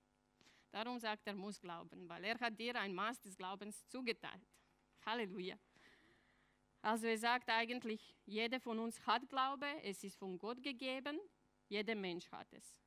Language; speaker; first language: German; non-native, fluent; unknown